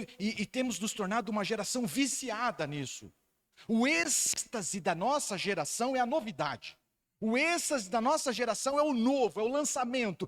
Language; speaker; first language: Portuguese; native; Portuguese